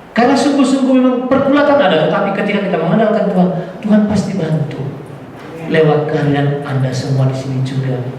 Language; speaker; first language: Indonesian; non-native, local second language; Batak Toba